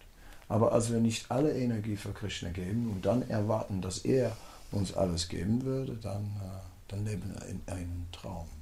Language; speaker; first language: German; non-native, fluent; Dutch